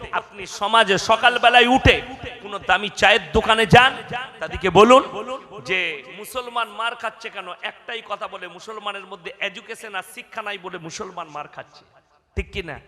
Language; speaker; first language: Bangla; native; Bangla